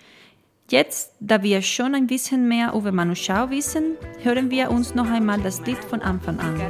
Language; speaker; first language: German; non-native, fluent; Spanish